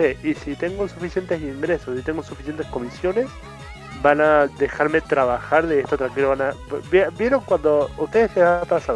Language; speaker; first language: Spanish; native; Spanish